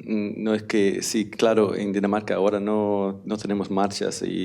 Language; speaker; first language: Spanish; non-native, learner; Danish